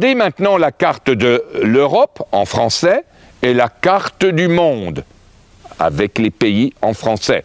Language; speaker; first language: French; native; French